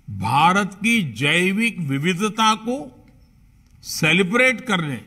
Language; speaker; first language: Hindi; non-native, local second language; Gujarati